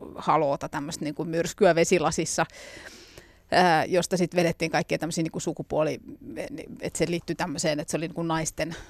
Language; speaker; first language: Finnish; native; Finnish